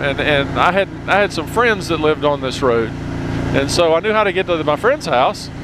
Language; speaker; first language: English; native; English